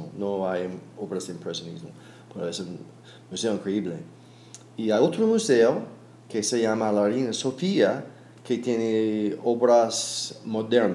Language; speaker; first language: Spanish; non-native, fluent; English